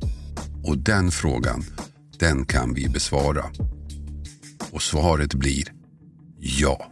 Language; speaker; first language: Swedish; native; Swedish